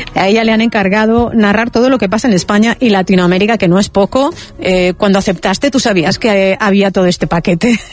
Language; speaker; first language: Spanish; native; Spanish